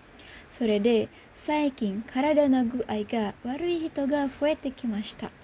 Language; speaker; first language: Japanese; non-native, learner; Indonesian